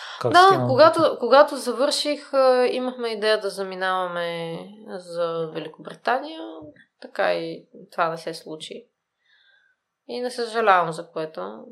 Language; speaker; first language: Bulgarian; native; Bulgarian